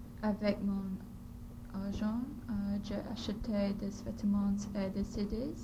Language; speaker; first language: French; non-native, learner; English